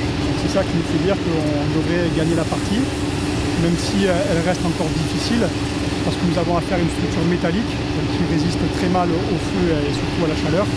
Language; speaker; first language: French; native; French